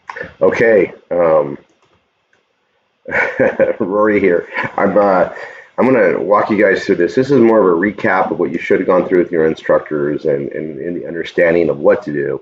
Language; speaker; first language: English; native; English